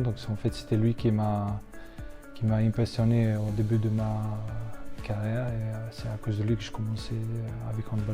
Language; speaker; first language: French; non-native, fluent; Slovenian